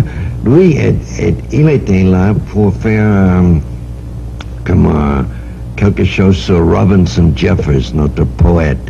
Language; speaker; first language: French; non-native, learner; English